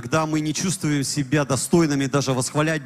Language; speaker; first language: Russian; native; Russian